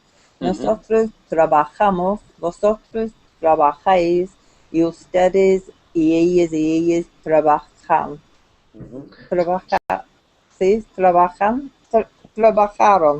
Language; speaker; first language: Spanish; non-native, learner; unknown